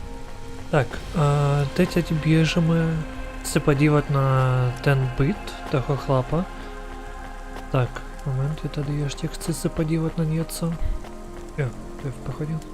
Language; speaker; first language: Czech; non-native, learner; Ukrainian